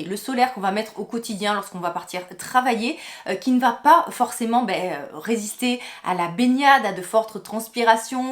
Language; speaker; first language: French; native; French